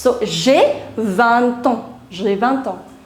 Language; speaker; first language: French; non-native, fluent; Hindi